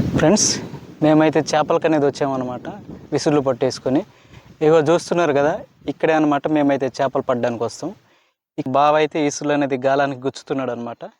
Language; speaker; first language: Telugu; non-native, local second language; Koya